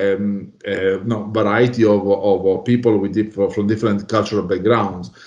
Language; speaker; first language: English; non-native, fluent; Italian